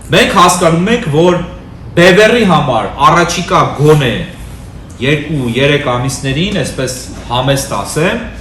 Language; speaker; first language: Armenian; native; Armenian